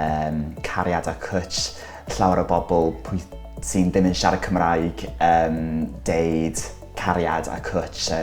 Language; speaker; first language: Welsh; non-native, local second language; English